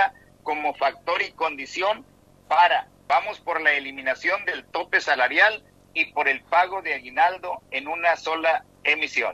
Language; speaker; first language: Spanish; native; Spanish